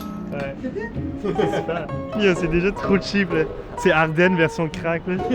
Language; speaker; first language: French; native; French